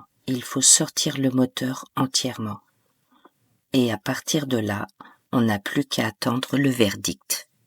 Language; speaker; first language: French; native; French